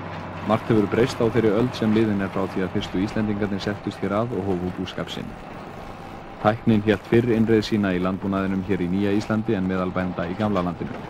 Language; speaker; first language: Icelandic; native; Icelandic